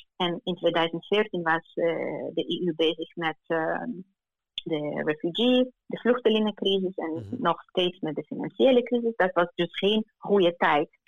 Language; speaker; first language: Dutch; non-native, fluent; Ukrainian